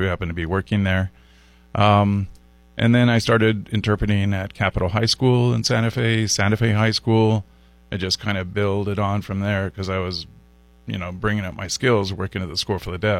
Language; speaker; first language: English; native; English